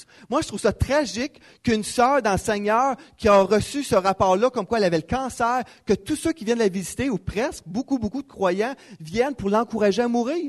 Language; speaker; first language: French; native; French